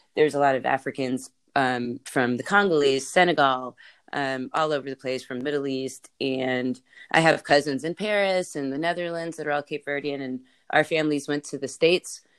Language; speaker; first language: English; native; English